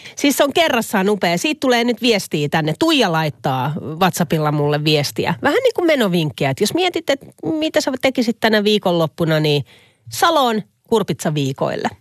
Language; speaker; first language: Finnish; native; Finnish